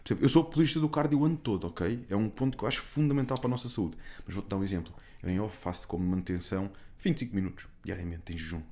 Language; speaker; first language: Portuguese; native; Portuguese